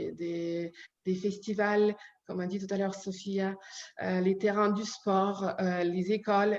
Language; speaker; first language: French; non-native, learner; Ukrainian